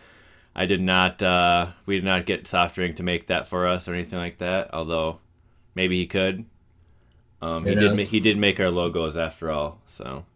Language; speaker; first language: English; native; English